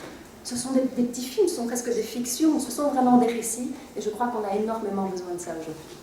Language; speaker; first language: French; native; French